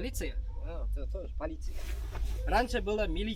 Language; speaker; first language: Russian; non-native, local second language; Kazakh